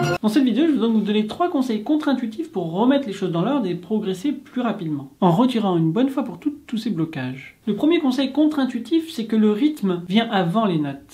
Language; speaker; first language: French; native; French